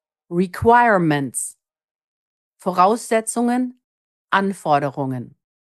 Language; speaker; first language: German; native; German